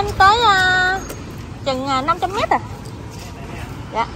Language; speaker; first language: Vietnamese; native; Vietnamese